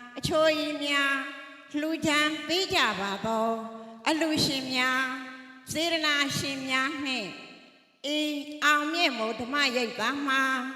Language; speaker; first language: Burmese; native; Burmese